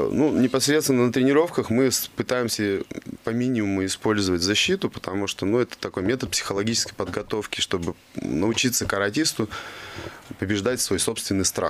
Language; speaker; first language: Russian; native; Russian